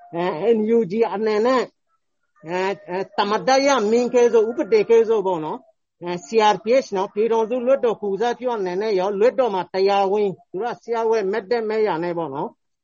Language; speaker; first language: Burmese; non-native, local second language; Rohingya